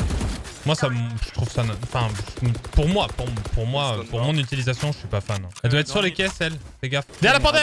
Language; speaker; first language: French; native; French